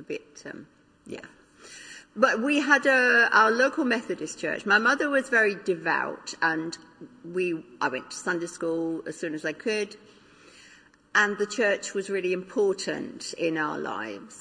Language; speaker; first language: English; native; English